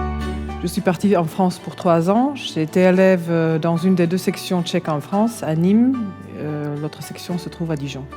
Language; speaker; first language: French; non-native, local second language; Czech